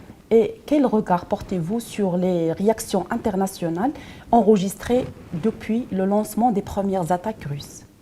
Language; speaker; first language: French; non-native, local second language; Arabic